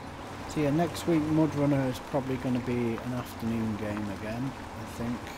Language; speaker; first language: English; native; English